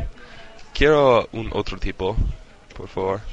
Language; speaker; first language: Spanish; non-native, learner; English